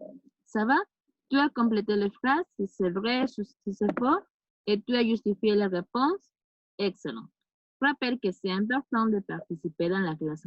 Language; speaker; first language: French; non-native, fluent; Spanish